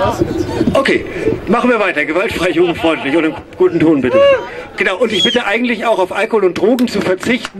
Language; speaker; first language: German; native; German